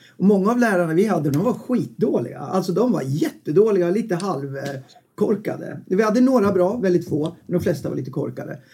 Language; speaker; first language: Swedish; native; Swedish